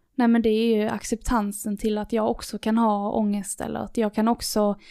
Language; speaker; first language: Swedish; native; Swedish